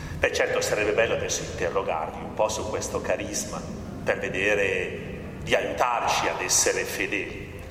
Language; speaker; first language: Italian; native; Italian